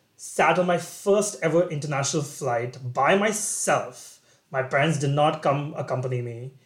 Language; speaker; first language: English; non-native, local second language; Bangla